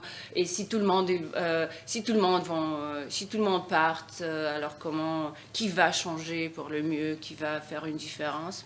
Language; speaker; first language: French; non-native, fluent; Russian